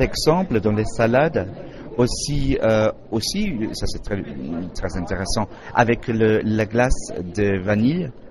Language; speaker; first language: French; non-native, fluent; Slovenian